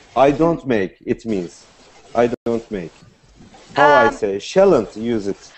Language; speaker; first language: English; non-native, learner; Turkish